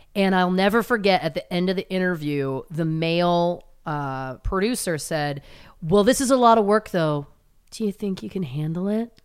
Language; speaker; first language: English; native; English